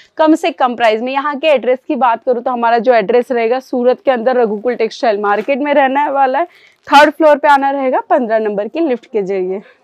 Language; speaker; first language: Hindi; native; Hindi